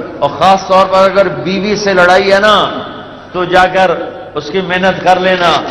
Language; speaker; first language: Urdu; non-native, local second language; Punjabi